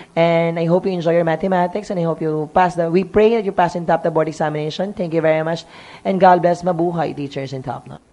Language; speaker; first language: English; non-native, local second language; Filipino